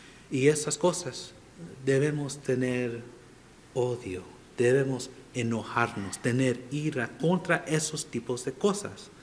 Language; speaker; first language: Spanish; non-native, fluent; English